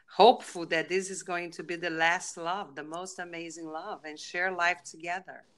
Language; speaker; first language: English; non-native, fluent; Portuguese